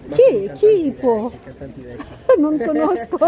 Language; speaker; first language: Italian; non-native, learner; Russian